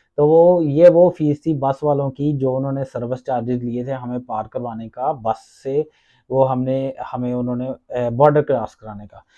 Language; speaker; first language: Urdu; non-native, local second language; Punjabi